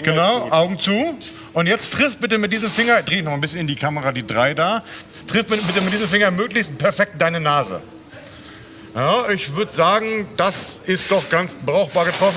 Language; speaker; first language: German; native; German